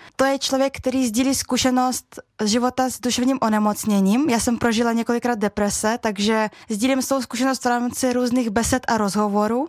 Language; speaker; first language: Czech; early bilingual, other home language; Russian